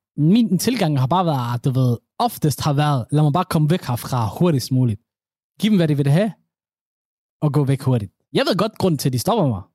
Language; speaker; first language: Danish; early bilingual, other home language; Somali